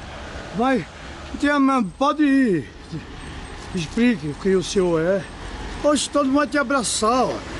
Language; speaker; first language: Portuguese; native; Portuguese